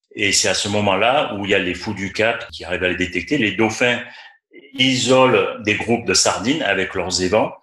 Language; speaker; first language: French; native; French